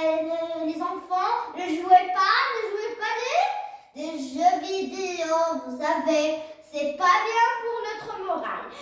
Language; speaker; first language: French; non-native, learner; Arabic